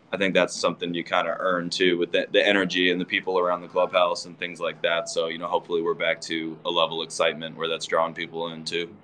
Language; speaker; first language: English; native; English